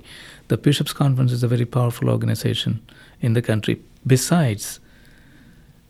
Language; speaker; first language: English; non-native, local second language; Malayalam